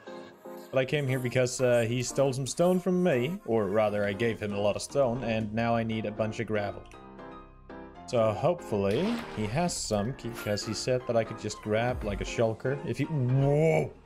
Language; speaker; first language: English; native; English